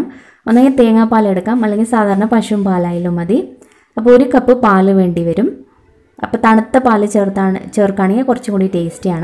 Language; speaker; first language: Malayalam; native; Malayalam